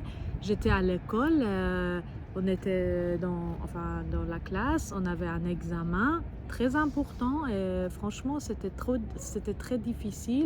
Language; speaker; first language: French; non-native, fluent; Persian